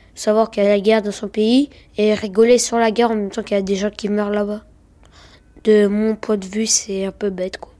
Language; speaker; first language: French; early bilingual, other home language; Ukrainian